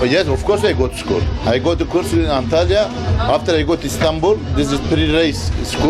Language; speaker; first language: English; non-native, learner; Turkish